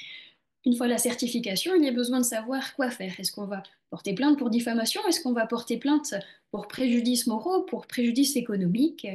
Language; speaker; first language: French; native; French